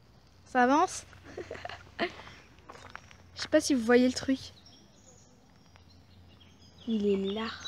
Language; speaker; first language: French; native; French